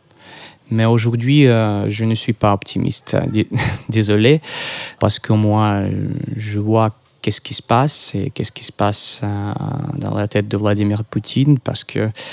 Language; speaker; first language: French; non-native, fluent; Russian